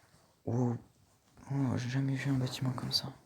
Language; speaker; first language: French; native; French